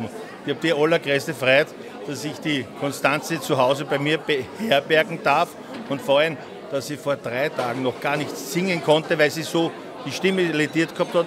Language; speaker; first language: German; native; German